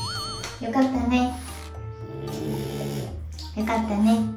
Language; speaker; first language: Japanese; native; Japanese